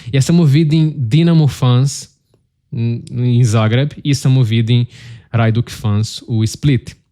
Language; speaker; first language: Bosnian; non-native, learner; Portuguese